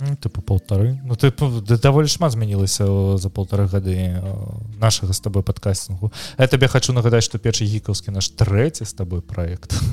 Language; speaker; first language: Belarusian; non-native, local second language; Russian